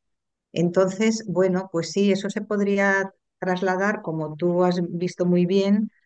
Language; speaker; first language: Spanish; native; Spanish